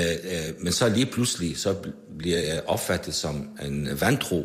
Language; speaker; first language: Danish; non-native, fluent; Persian